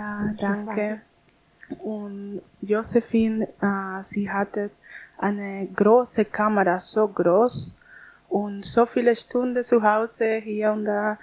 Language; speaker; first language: German; non-native, learner; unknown